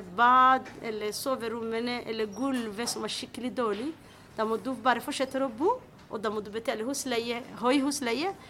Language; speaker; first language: Norwegian; non-native, fluent; Somali